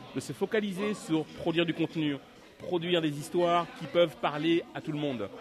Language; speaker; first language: French; non-native, local second language; Lingala